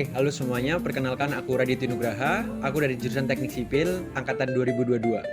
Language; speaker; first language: Indonesian; native; Indonesian